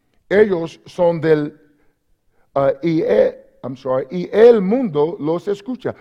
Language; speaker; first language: Spanish; non-native, learner; English